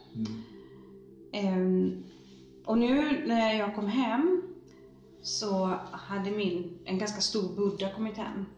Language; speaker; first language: Swedish; native; Swedish